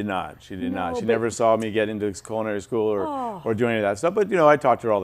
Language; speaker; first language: English; native; English